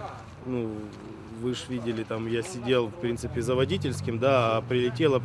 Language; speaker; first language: Russian; native; Russian